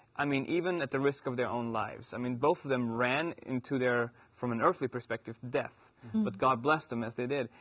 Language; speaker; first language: English; non-native, fluent; German